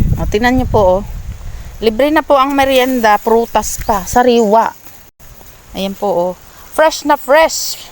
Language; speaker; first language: Filipino; native; Filipino